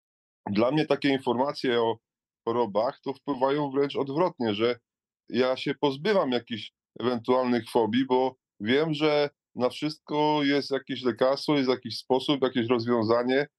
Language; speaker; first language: Polish; native; Polish